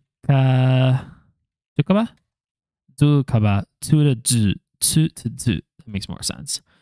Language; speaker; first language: English; native; English